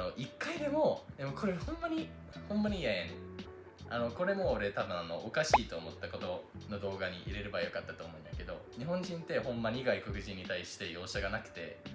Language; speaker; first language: Japanese; non-native, fluent; English